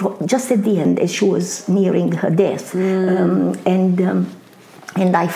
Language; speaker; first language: English; non-native, fluent; Romanian